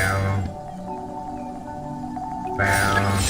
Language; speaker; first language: English; non-native, learner; Indonesian